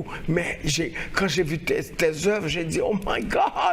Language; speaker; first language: French; non-native, local second language; Haitian Creole